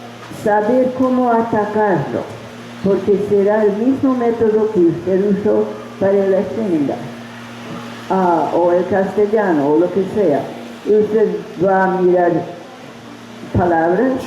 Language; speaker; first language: Spanish; non-native, fluent; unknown